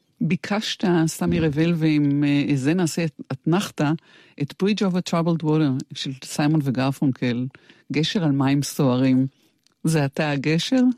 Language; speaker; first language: Hebrew; native; Hebrew